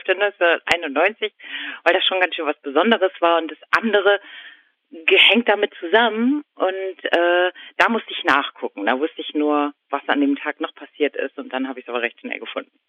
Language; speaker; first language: German; native; German